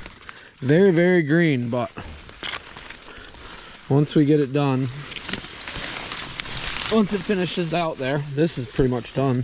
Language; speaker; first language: English; native; English